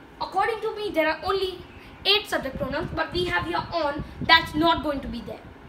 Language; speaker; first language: English; non-native, local second language; Gujarati